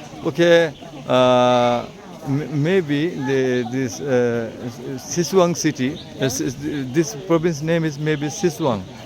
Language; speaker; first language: English; non-native, local second language; Bangla